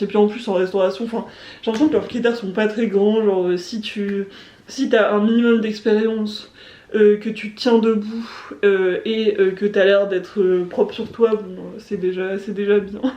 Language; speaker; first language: French; native; French